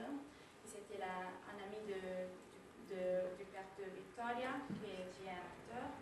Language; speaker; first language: French; non-native, learner; Italian